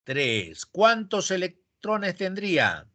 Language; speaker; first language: Spanish; native; Spanish